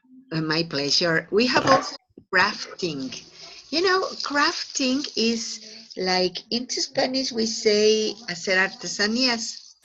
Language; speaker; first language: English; non-native, fluent; Spanish